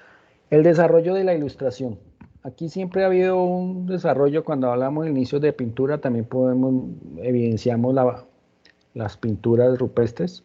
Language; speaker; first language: Spanish; native; Spanish